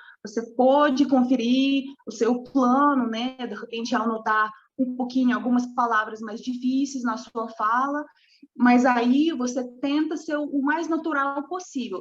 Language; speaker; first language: Portuguese; non-native, fluent; Russian